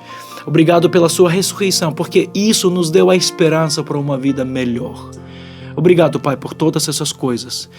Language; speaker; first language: Portuguese; non-native, fluent; Ukrainian